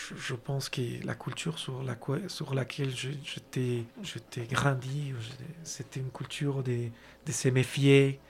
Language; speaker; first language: French; non-native, fluent; Spanish